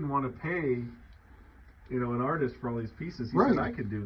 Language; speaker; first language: English; native; English